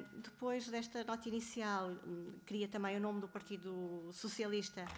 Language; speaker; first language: Portuguese; native; Portuguese